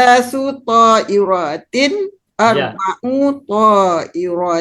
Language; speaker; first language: Arabic; non-native, learner; Malay